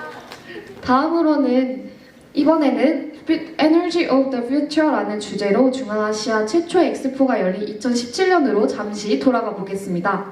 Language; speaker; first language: Korean; native; Korean